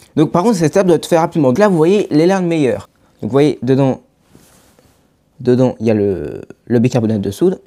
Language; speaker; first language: French; native; French